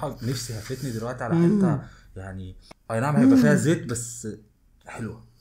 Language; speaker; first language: Arabic; native; Arabic